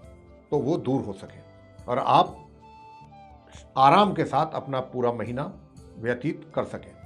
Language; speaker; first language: Hindi; native; Hindi